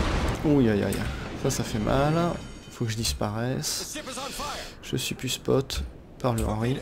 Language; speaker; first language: French; native; French